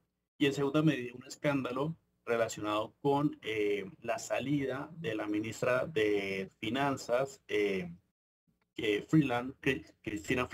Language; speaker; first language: Spanish; native; Spanish